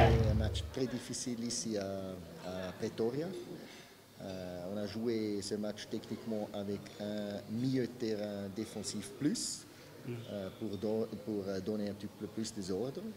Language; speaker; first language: French; non-native, fluent; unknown